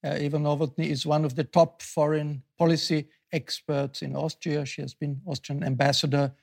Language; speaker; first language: English; non-native, fluent; German